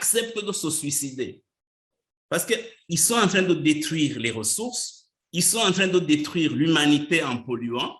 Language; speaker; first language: French; non-native, local second language; Rundi